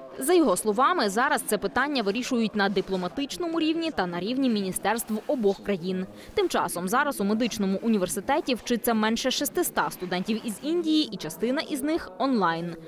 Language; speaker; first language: Ukrainian; native; Ukrainian